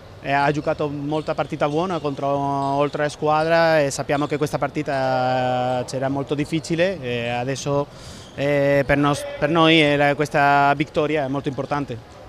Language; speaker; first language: Italian; non-native, learner; Spanish